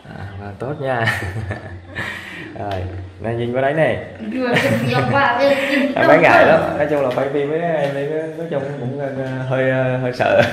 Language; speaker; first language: Vietnamese; native; Vietnamese